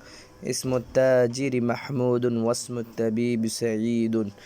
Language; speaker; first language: Arabic; non-native, fluent; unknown